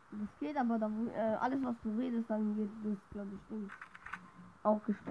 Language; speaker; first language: German; native; German